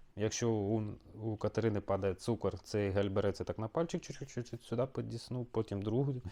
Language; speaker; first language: Ukrainian; non-native, local second language; Russian